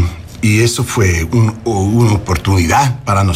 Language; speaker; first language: Spanish; non-native, learner; English